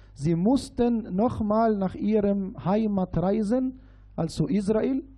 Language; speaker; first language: German; non-native, fluent; Arabic